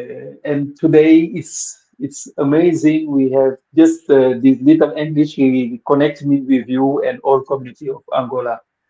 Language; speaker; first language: English; non-native, local second language; Wolof